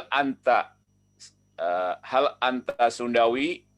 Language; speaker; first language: Arabic; non-native, learner; Indonesian